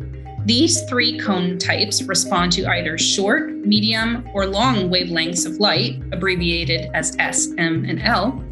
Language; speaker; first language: English; native; English